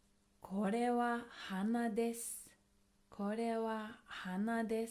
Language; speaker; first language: Japanese; non-native, fluent; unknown